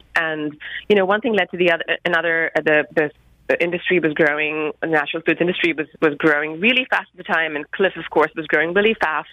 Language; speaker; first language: English; non-native, local second language; Hindi